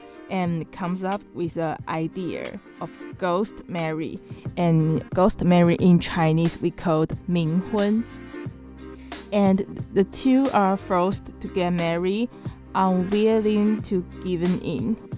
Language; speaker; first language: English; non-native, learner; Chinese